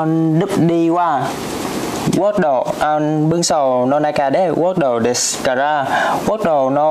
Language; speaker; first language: Japanese; non-native, learner; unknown